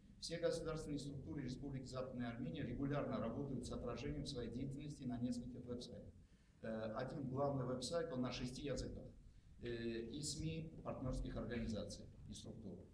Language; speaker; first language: Russian; non-native, local second language; Armenian